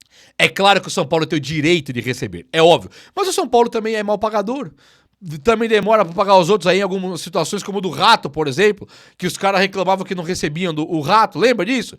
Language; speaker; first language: Portuguese; native; Portuguese